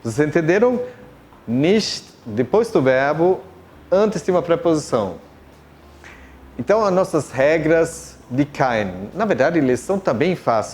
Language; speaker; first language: Portuguese; non-native, fluent; German